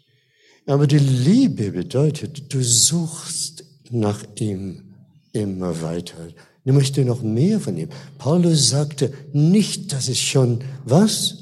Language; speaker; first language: German; non-native, fluent; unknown